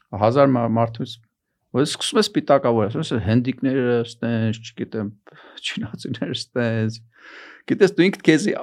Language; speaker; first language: Armenian; early bilingual, heritage; Armenian